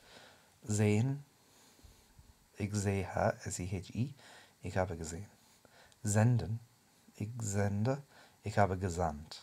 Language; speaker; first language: German; non-native, fluent; English